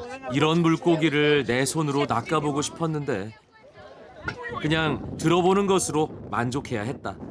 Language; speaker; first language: Korean; native; Korean